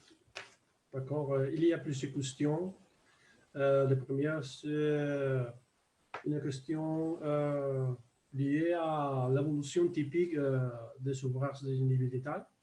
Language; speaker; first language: French; non-native, fluent; Spanish